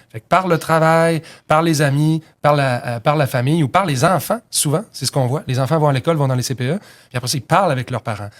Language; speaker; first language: French; native; French